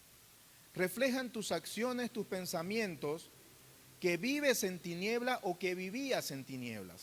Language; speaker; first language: Spanish; native; Spanish